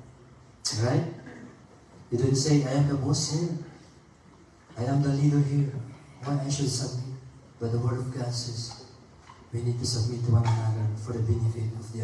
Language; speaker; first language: English; non-native, local second language; Filipino